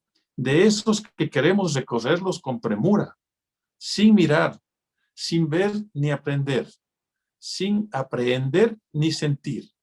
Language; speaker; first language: Spanish; native; Spanish